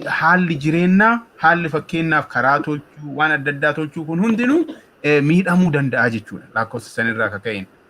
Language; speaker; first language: Oromo; native; Oromo